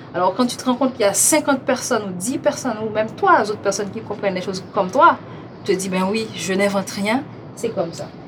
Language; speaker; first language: French; non-native, local second language; Haitian Creole